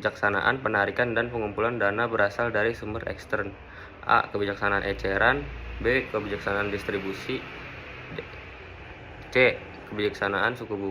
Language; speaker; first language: Indonesian; native; Indonesian